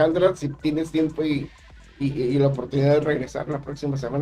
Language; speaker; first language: Spanish; native; Spanish